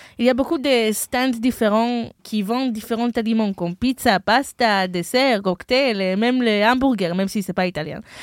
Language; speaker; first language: French; non-native, fluent; Hebrew